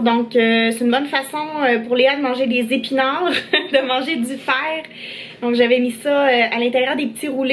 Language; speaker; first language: French; native; French